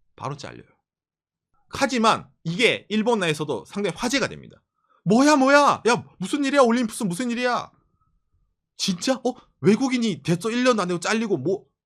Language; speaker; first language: Korean; native; Korean